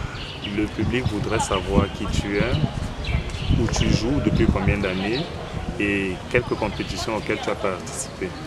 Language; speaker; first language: French; native; French